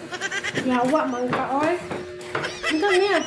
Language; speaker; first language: Filipino; non-native, local second language; Cebuano